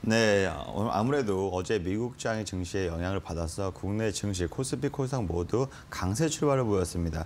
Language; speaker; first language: Korean; native; Korean